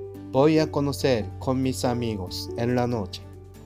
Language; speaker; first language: Spanish; non-native, learner; Japanese